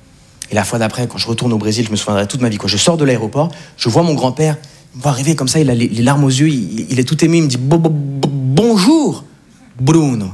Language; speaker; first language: French; native; French